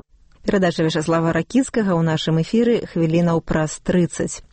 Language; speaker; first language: Belarusian; native; Belarusian